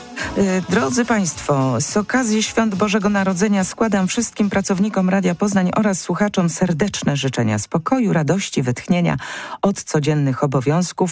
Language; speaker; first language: Polish; native; Polish